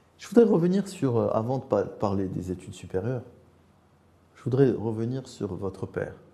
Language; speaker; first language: French; non-native, local second language; Arabic